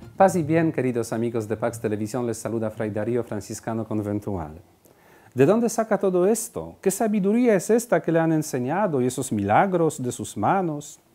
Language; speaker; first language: Spanish; non-native, fluent; Polish